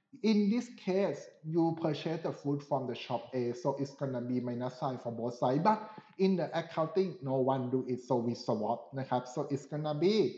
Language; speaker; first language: English; non-native, fluent; Thai